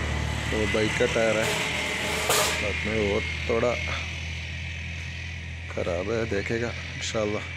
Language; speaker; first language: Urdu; non-native, local second language; Malayalam